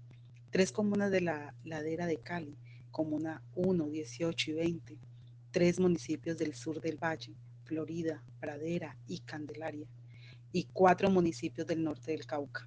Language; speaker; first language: Spanish; native; Spanish